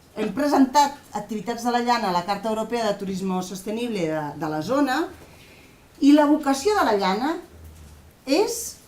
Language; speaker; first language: Catalan; non-native, local second language; Spanish